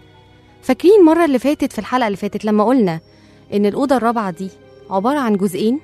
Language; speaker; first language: Arabic; native; Arabic